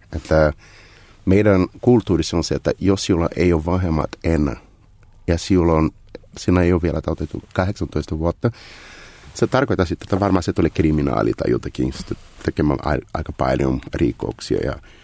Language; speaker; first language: Finnish; non-native, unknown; Portuguese